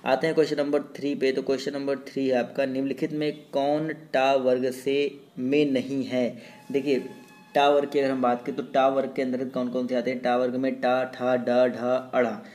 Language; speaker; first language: Hindi; native; Hindi